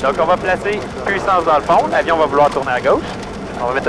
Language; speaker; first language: French; native; French